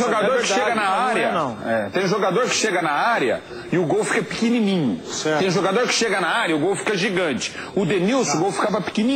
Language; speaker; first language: Portuguese; native; Portuguese